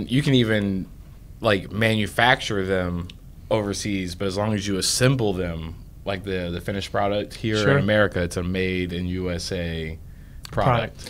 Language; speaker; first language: English; native; English